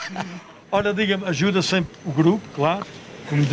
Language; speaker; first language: Portuguese; native; Portuguese